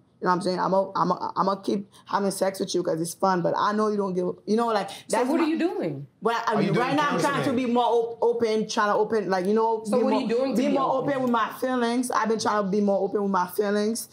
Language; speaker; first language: English; early bilingual, other home language; Haitian Creole